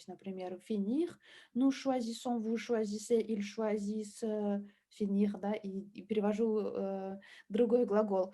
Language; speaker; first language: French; non-native, fluent; Russian